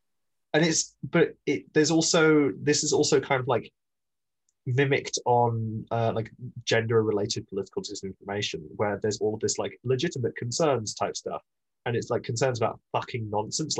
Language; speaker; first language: English; native; English